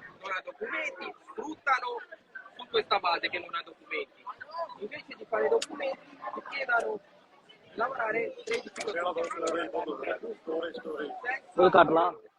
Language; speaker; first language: Italian; non-native, fluent; Punjabi